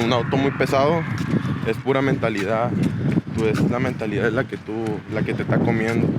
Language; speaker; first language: Spanish; native; Spanish